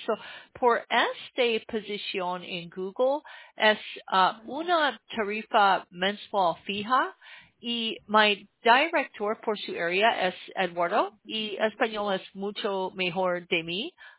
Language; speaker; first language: Spanish; non-native, learner; English